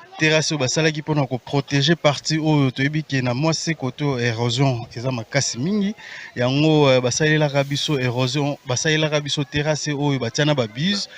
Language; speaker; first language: Lingala; non-native, local second language; Kongo